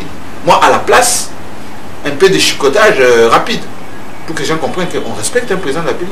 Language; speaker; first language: French; non-native, local second language; Luba-Lulua